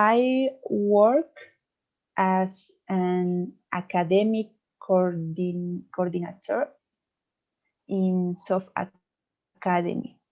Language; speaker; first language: English; non-native, learner; Spanish